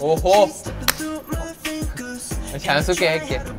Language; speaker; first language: Korean; non-native, fluent; Thai